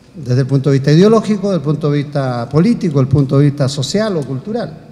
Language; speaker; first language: Spanish; native; Spanish